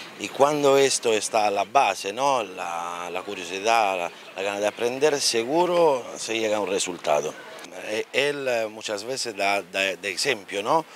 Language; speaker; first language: Spanish; non-native, learner; Italian